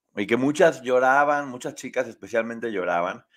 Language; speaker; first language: Spanish; native; Spanish